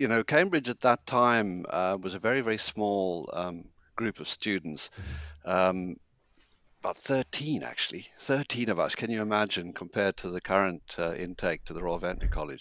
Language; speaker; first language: English; native; English